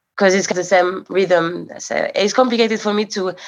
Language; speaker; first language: English; non-native, fluent; French